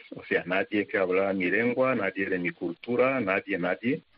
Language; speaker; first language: Spanish; non-native, fluent; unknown